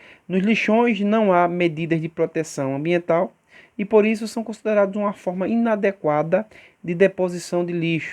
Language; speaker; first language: Portuguese; native; Portuguese